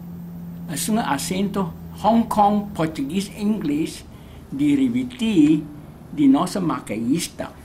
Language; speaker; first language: Portuguese; non-native, learner; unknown